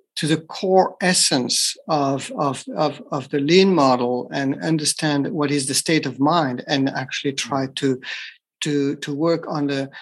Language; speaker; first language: English; non-native, fluent; French